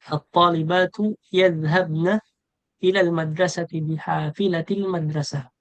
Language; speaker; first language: Arabic; non-native, fluent; Filipino